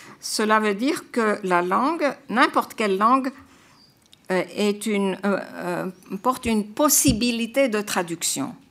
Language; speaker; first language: French; non-native, fluent; Croatian